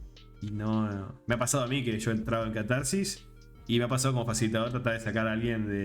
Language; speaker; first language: Spanish; native; Spanish